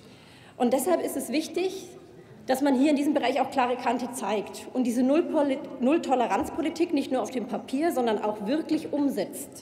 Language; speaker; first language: German; native; German